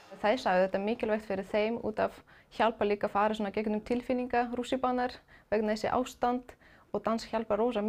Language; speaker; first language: Icelandic; non-native, learner; Ukrainian